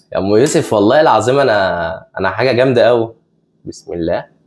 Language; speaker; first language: Arabic; native; Arabic